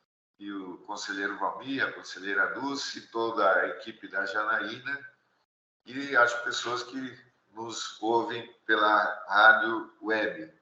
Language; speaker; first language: Portuguese; native; Portuguese